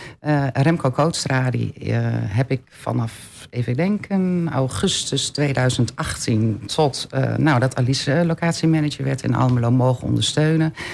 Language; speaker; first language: Dutch; native; Dutch